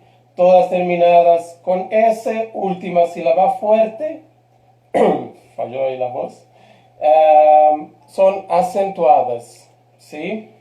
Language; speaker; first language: Spanish; non-native, fluent; Portuguese